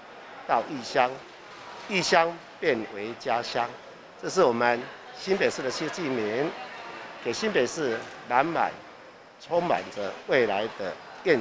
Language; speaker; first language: Chinese; native; Chinese